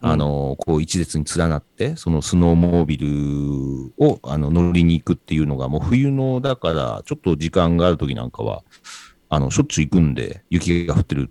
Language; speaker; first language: Japanese; native; Japanese